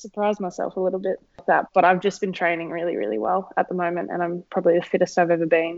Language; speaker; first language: English; native; English